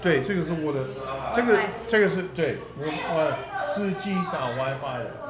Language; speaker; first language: Chinese; non-native, learner; English